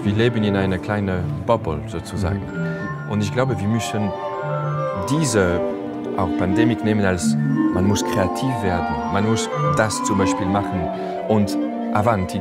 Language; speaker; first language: German; non-native, fluent; French